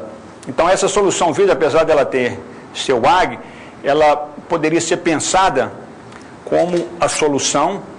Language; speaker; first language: Portuguese; native; Portuguese